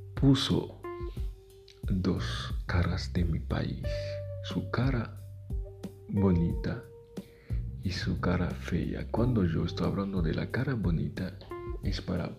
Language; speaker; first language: Spanish; non-native, fluent; Haitian Creole